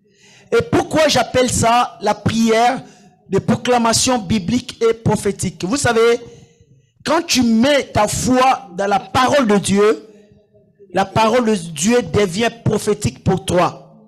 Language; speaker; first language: French; non-native, local second language; Lingala